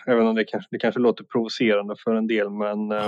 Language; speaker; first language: Swedish; native; Swedish